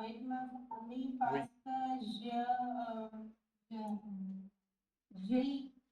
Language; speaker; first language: French; non-native, learner; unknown